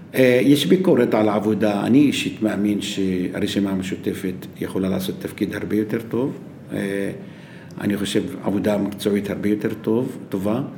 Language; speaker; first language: Hebrew; non-native, local second language; Arabic